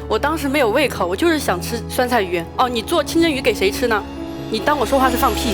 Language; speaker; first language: Chinese; native; Chinese